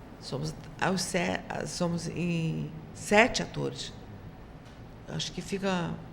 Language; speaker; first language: Portuguese; native; Portuguese